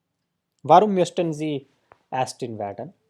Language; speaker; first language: German; non-native, fluent; Hindi